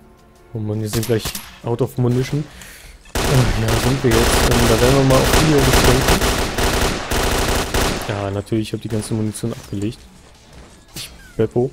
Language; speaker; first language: German; native; German